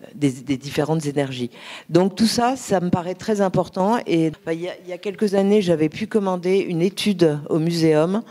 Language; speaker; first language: French; native; French